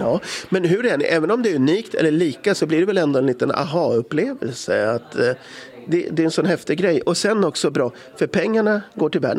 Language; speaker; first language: Swedish; native; Swedish